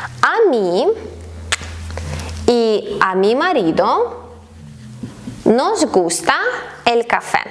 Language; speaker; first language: Spanish; non-native, fluent; Ukrainian